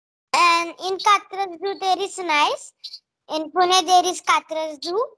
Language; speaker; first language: English; non-native, learner; Marathi